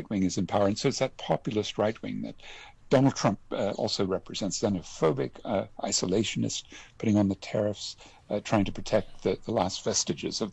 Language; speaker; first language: English; native; English